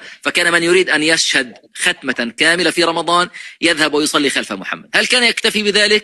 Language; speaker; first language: Arabic; native; Arabic